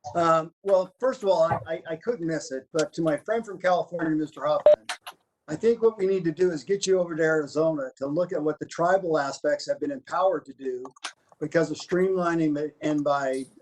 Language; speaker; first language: English; native; English